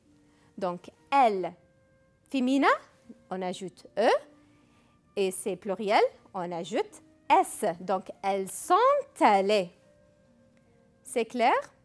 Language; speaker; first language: French; non-native, fluent; Arabic